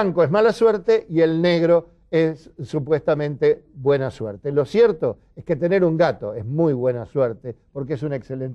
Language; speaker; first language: Spanish; native; Spanish